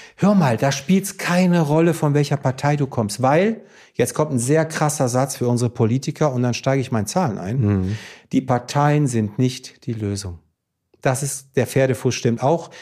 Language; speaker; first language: German; early bilingual, other home language; Greek